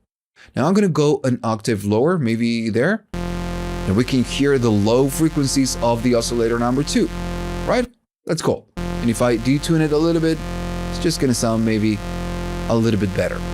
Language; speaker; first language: English; non-native, fluent; Spanish